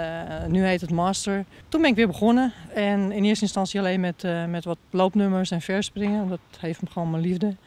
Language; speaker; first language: Dutch; native; Dutch